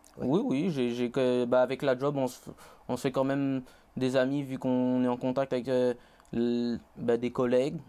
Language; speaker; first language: French; native; French